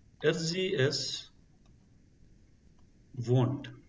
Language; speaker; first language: German; non-native, fluent; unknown